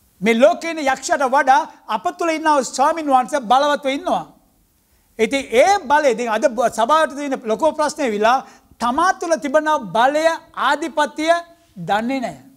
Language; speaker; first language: Sinhala; non-native, local second language; Tamil